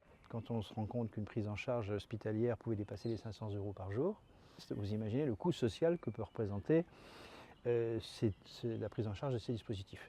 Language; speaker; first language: French; native; French